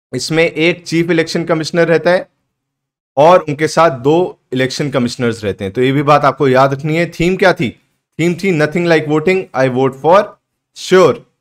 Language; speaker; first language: Hindi; native; Hindi